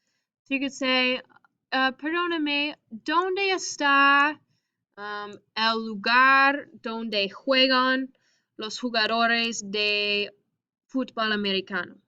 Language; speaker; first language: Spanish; non-native, fluent; English